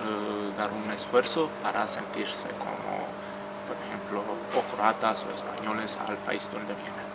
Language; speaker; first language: Spanish; non-native, fluent; Croatian